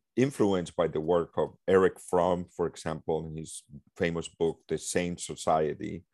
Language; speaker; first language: English; early bilingual, other home language; Spanish